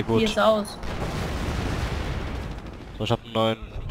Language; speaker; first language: German; native; German